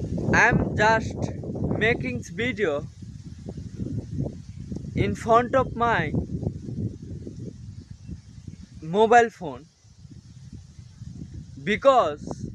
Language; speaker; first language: English; non-native, learner; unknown